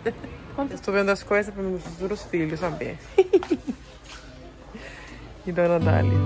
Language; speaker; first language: Portuguese; non-native, fluent; Spanish